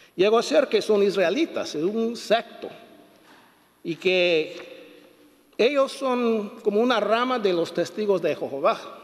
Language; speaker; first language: Spanish; non-native, fluent; English